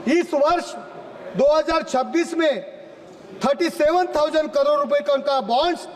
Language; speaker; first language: Hindi; non-native, local second language; Marathi